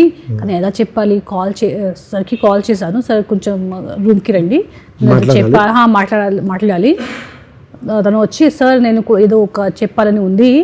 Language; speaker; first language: Telugu; non-native, fluent; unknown